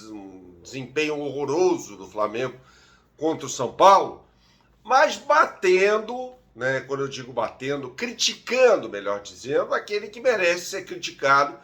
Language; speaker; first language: Portuguese; native; Portuguese